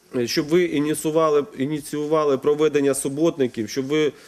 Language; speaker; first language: Ukrainian; non-native, local second language; Russian